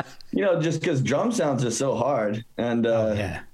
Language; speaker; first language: English; native; English